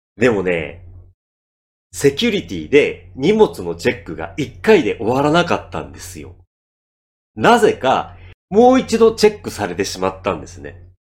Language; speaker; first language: Japanese; native; Japanese